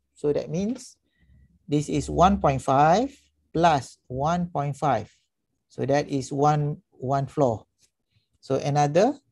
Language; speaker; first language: English; non-native, local second language; Malay